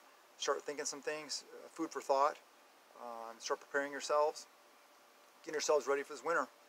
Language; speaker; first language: English; native; English